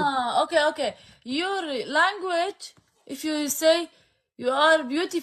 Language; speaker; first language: English; non-native, learner; Arabic